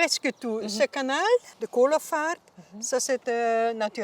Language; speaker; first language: French; non-native, local second language; Dutch